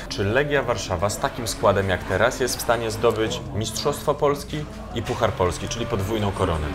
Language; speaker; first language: Polish; native; Polish